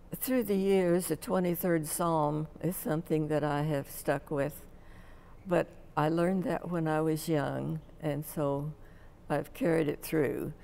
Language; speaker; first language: English; native; English